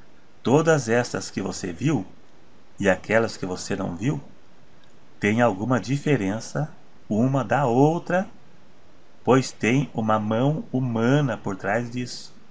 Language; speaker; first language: Portuguese; native; Portuguese